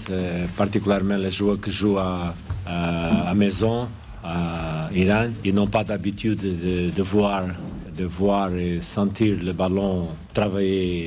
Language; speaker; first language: French; non-native, fluent; Portuguese